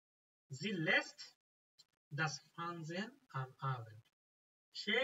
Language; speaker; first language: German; non-native, learner; Bangla